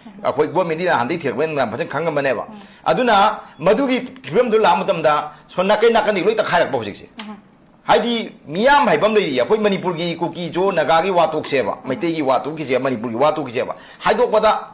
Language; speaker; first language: Manipuri; native; Manipuri